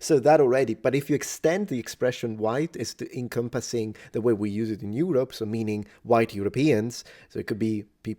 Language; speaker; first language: English; non-native, fluent; Italian